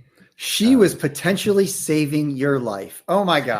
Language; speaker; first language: English; native; English